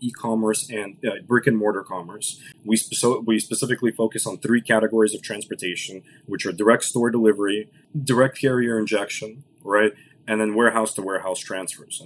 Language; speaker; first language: English; early bilingual, other home language; Russian